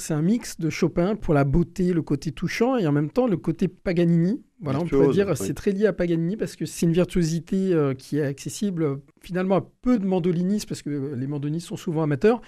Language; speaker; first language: French; native; French